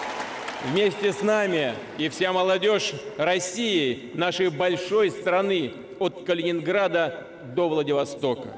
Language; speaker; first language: Russian; native; Russian